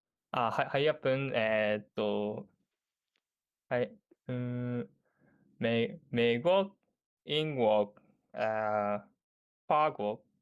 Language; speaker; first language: Chinese; non-native, learner; Japanese